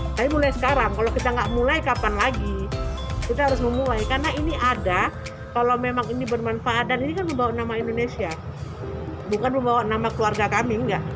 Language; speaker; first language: Indonesian; native; Indonesian